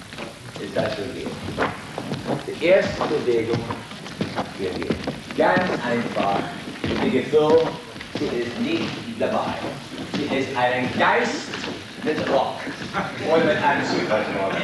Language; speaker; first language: German; non-native, learner; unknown